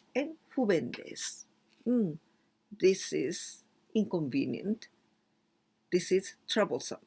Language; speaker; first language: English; non-native, fluent; Japanese